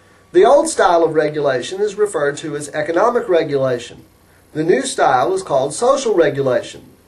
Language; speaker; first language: English; native; English